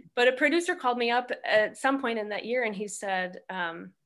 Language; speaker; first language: English; native; English